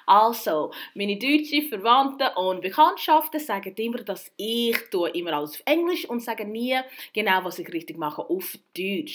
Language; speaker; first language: German; early bilingual, heritage; English